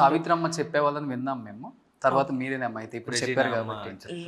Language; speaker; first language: Telugu; native; Telugu